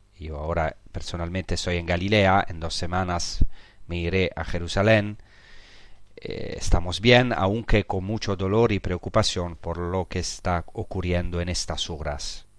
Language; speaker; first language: Spanish; non-native, fluent; Italian